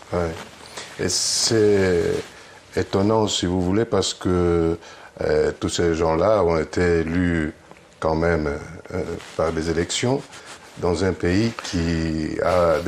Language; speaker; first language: French; non-native, fluent; Greek